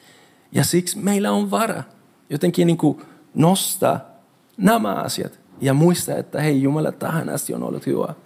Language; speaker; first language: Finnish; non-native, fluent; Spanish